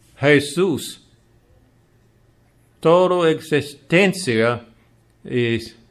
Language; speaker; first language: Spanish; non-native, learner; English